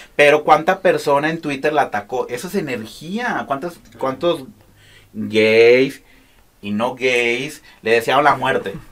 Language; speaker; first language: Spanish; native; Spanish